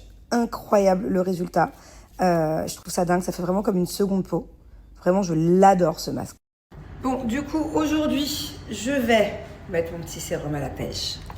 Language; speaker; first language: French; native; French